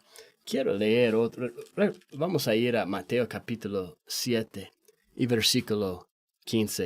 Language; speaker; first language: Spanish; non-native, fluent; English